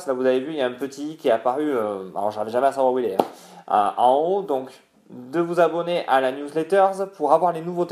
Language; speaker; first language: French; native; French